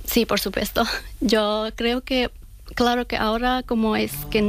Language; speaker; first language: Spanish; non-native, learner; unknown